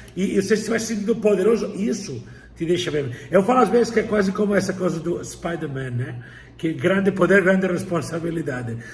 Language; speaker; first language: Portuguese; non-native, fluent; Spanish